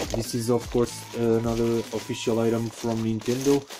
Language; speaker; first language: English; non-native, fluent; Portuguese